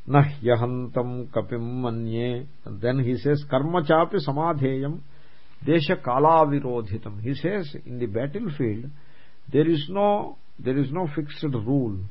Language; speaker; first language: English; non-native, local second language; Telugu